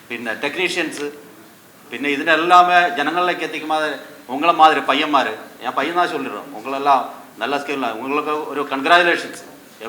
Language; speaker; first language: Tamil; non-native, learner; Malayalam